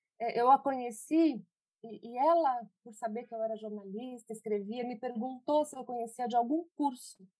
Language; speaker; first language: Portuguese; early bilingual, other home language; Spanish